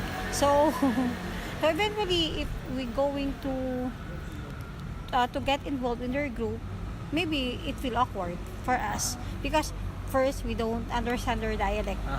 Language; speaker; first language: English; non-native, learner; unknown